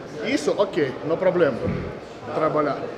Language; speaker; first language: Portuguese; non-native, learner; Russian